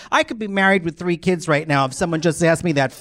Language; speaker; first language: English; native; English